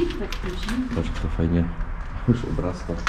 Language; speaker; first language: Polish; native; Polish